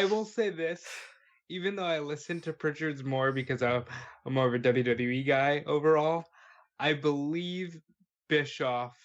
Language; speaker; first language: English; native; English